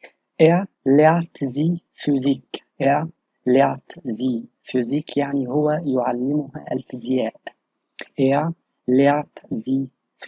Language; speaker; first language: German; non-native, fluent; Arabic